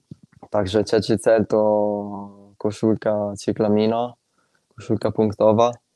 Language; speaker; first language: Polish; non-native, fluent; Italian